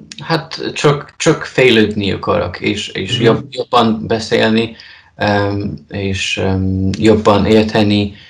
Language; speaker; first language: Hungarian; non-native, learner; Polish